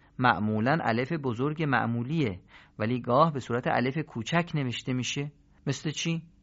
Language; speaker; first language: Persian; native; Persian